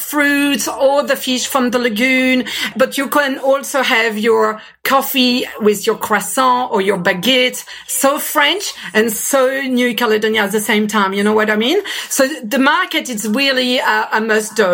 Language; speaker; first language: English; non-native, fluent; French